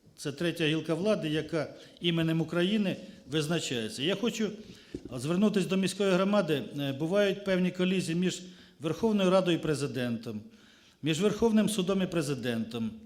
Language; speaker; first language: Ukrainian; native; Ukrainian